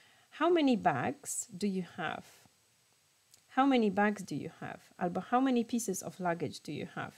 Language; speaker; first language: English; non-native, fluent; Polish